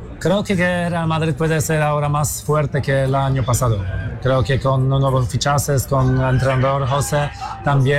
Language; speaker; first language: Spanish; non-native, learner; Polish